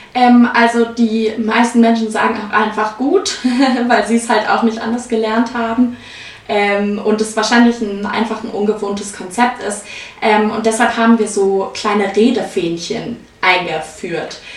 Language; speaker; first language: German; native; German